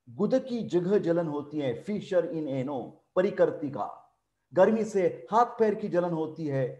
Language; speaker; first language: Hindi; non-native, local second language; Marathi